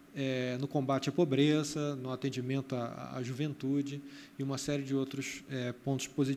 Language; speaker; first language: Portuguese; native; Portuguese